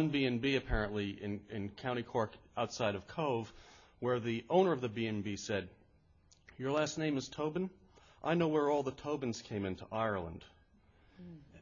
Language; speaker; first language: English; native; English